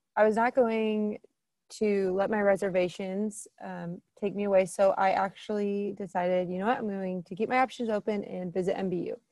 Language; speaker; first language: English; native; English